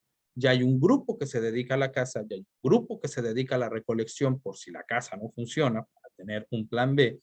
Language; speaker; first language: Spanish; native; Spanish